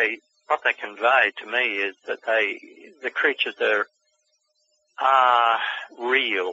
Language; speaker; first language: English; native; English